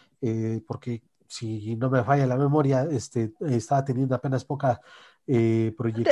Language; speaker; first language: Spanish; native; Spanish